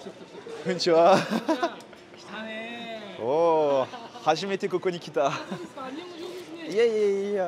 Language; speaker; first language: Japanese; non-native, learner; French